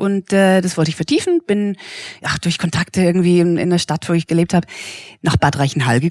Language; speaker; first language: German; non-native, fluent; English